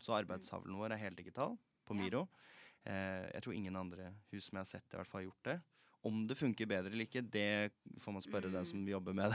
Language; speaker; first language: Norwegian; native; Norwegian